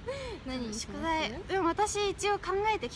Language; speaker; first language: Japanese; native; Japanese